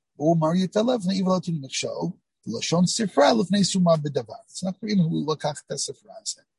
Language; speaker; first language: Hebrew; non-native, fluent; English